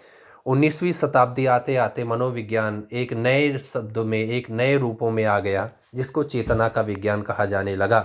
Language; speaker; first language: Hindi; native; Hindi